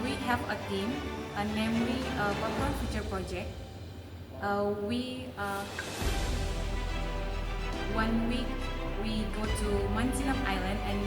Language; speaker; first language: English; non-native, learner; Indonesian